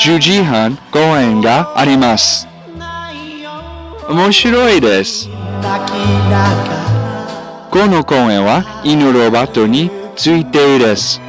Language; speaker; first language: Japanese; non-native, learner; English